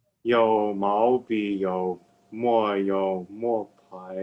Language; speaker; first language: Chinese; non-native, learner; English